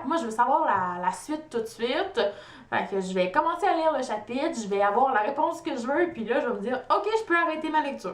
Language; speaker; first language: French; native; French